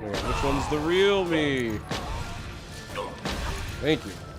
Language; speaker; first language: English; native; English